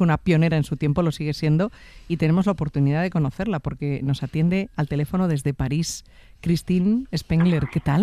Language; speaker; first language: Spanish; native; Spanish